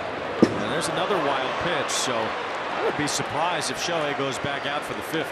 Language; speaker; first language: English; native; English